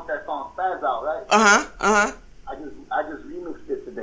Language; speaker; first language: English; early bilingual, other home language; Spanish